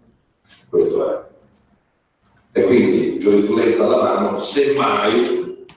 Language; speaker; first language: Italian; native; Italian